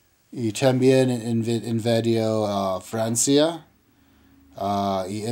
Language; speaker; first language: Spanish; non-native, learner; English